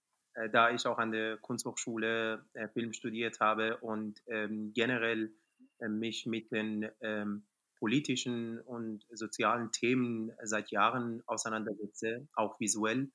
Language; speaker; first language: German; non-native, fluent; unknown